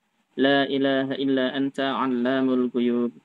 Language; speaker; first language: Arabic; non-native, fluent; Indonesian